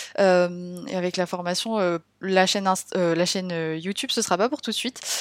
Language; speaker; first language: French; native; French